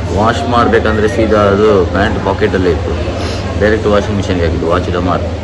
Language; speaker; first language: Kannada; non-native, local second language; Tulu